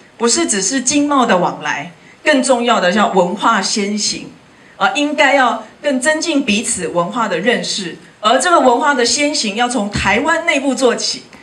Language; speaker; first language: Chinese; native; Chinese